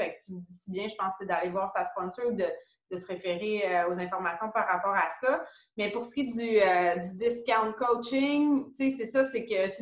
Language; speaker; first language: French; native; French